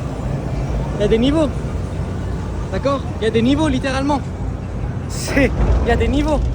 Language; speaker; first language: French; native; French